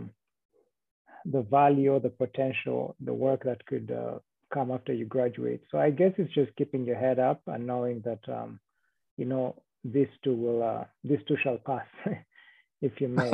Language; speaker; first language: English; non-native, local second language; Kinyarwanda